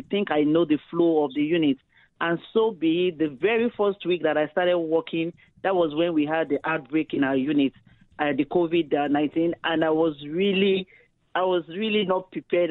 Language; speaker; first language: English; non-native, local second language; Yoruba